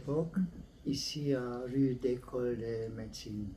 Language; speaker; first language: French; non-native, learner; Hungarian